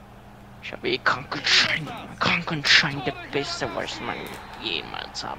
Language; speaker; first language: German; native; German